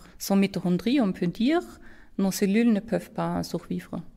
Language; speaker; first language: French; non-native, fluent; German